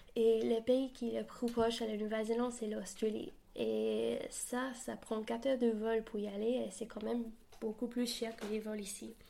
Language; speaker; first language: French; non-native, fluent; English